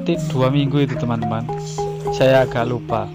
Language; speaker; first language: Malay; non-native, local second language; Javanese